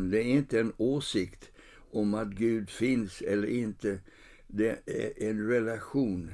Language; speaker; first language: Swedish; non-native, fluent; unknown